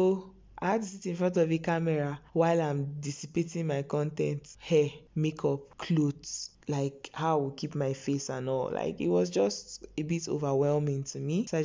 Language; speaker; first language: English; non-native, local second language; Igbo